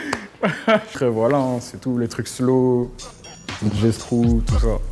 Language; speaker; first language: French; native; French